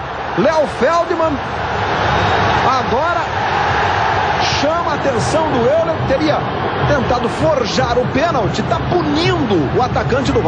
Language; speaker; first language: Portuguese; native; Portuguese